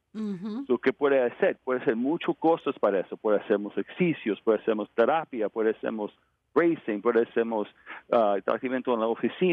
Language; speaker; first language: Spanish; non-native, learner; English